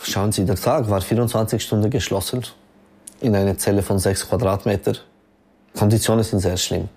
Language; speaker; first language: German; non-native, local second language; French